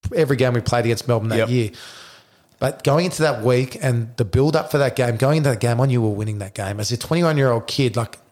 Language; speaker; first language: English; native; English